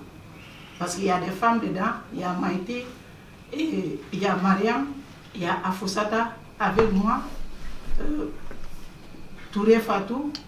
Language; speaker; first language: French; non-native, learner; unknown